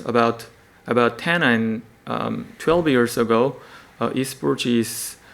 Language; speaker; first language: English; non-native, learner; Korean